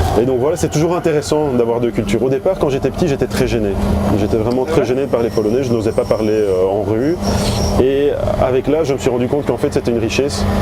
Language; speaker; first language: French; native; French